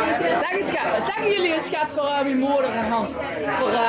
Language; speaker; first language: Dutch; native; Dutch